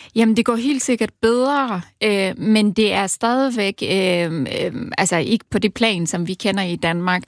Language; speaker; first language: Danish; early bilingual, other home language; Persian